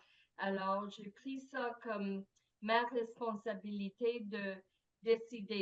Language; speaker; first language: French; non-native, fluent; English